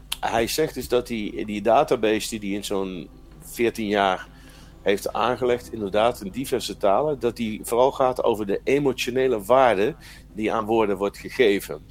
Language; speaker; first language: Dutch; native; Dutch